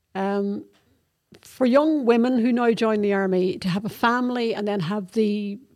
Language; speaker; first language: English; native; English